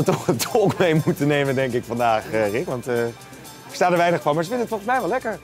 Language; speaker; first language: Dutch; native; Dutch